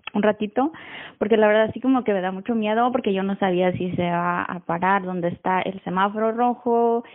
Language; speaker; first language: Spanish; native; Spanish